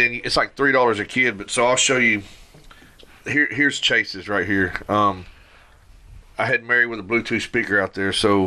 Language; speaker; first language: English; native; English